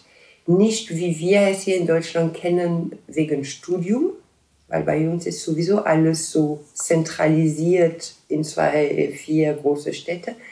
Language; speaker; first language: German; non-native, learner; French